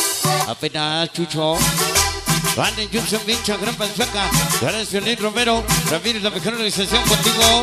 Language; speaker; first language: Spanish; native; Spanish